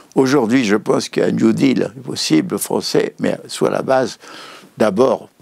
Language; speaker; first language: French; native; French